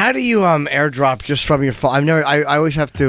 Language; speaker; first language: English; native; English